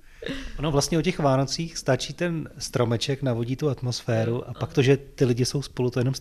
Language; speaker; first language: Czech; native; Czech